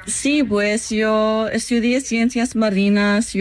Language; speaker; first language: Spanish; non-native, fluent; English